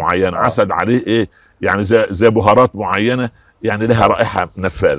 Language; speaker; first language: Arabic; native; Arabic